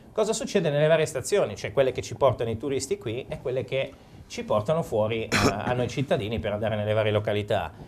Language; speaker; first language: Italian; native; Italian